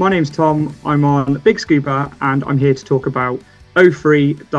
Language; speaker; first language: English; native; English